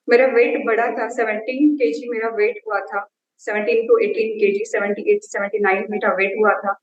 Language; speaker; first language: Hindi; non-native, local second language; Marathi